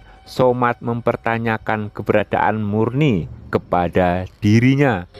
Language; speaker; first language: Indonesian; native; Indonesian